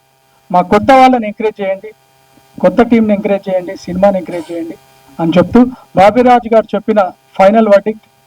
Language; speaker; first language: Telugu; native; Telugu